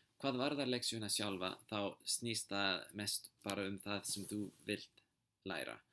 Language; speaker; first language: Icelandic; native; Icelandic